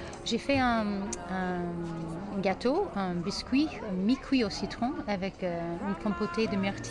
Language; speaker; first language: French; non-native, fluent; English